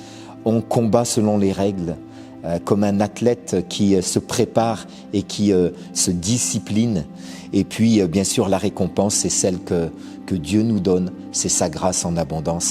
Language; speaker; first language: French; native; French